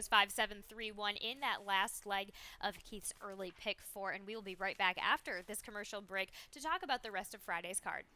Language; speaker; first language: English; native; English